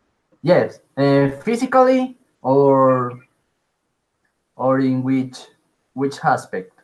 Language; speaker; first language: English; non-native, learner; Spanish